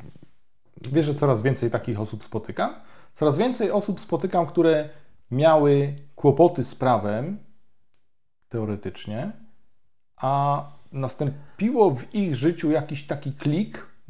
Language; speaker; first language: Polish; native; Polish